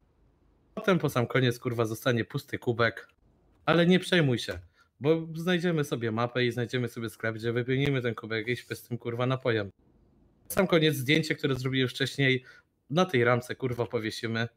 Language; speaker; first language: Polish; native; Polish